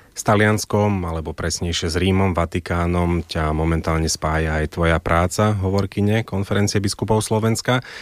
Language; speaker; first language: Slovak; native; Slovak